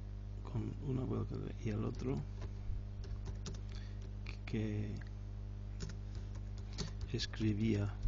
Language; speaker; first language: Spanish; non-native, fluent; English